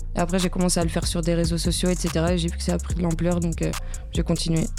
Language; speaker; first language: French; native; French